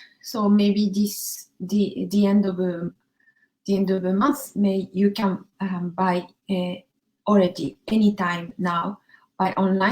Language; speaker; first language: English; non-native, learner; Japanese